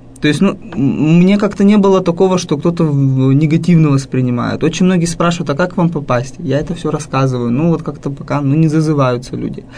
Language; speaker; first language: Russian; native; Russian